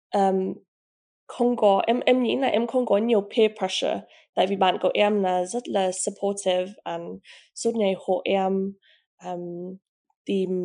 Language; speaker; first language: Vietnamese; early bilingual, heritage; Vietnamese